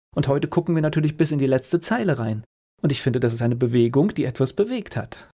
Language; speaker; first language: German; native; German